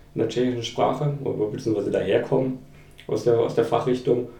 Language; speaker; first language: German; native; German